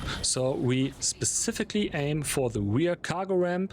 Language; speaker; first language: English; non-native, fluent; German